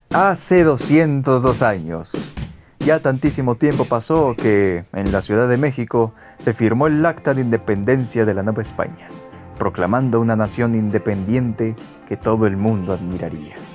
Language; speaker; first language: Spanish; native; Spanish